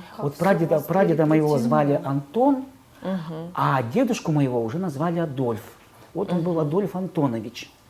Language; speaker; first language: Russian; native; Russian